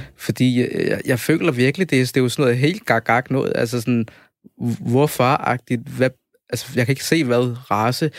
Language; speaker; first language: Danish; early bilingual, other home language; Somali